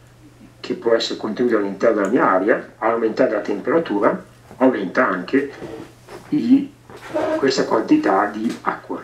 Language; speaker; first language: Italian; native; Italian